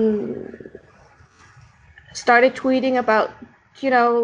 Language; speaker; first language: English; non-native, fluent; Dutch